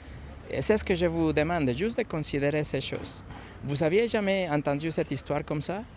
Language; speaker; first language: French; non-native, fluent; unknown